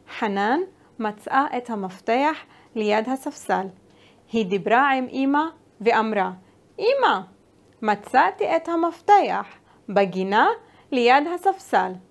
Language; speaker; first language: Hebrew; non-native, local second language; Arabic